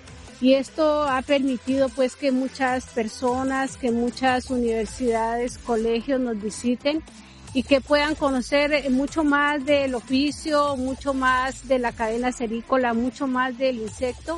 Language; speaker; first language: Spanish; native; Spanish